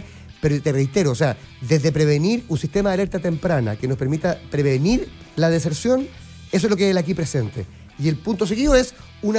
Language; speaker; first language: Spanish; native; Spanish